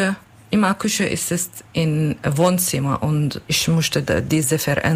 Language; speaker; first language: German; non-native, learner; Kurdish